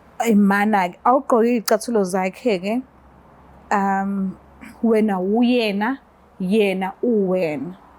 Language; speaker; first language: Zulu; native; Zulu